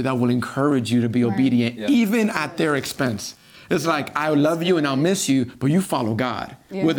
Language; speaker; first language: English; native; English